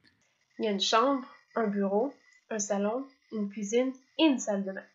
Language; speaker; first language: French; native; French